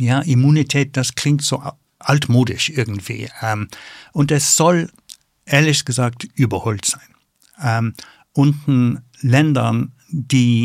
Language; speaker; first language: German; non-native, fluent; English